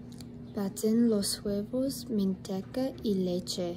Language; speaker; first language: Spanish; non-native, learner; English